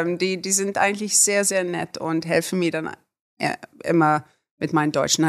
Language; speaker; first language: German; non-native, fluent; Afrikaans